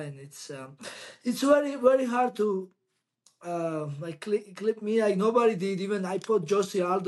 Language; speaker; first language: English; non-native, learner; Georgian